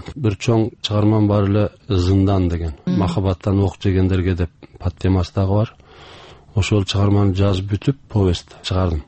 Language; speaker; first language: Kyrgyz; early bilingual, heritage; Kyrgyz